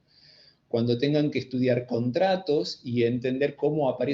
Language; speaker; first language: Spanish; native; Spanish